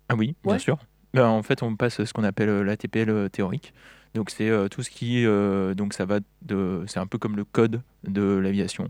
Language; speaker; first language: French; native; French